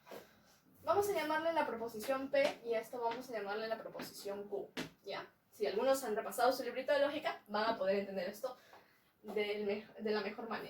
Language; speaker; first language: Spanish; native; Spanish